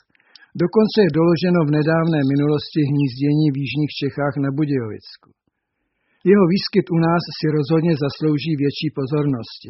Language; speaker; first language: Czech; native; Czech